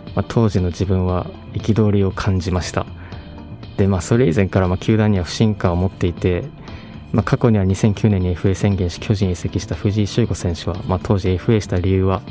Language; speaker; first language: Japanese; native; Japanese